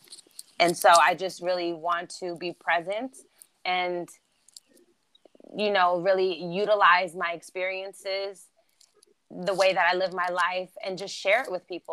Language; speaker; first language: English; non-native, fluent; German